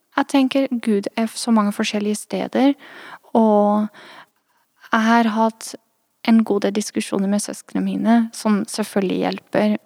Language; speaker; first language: Norwegian; non-native, fluent; Dutch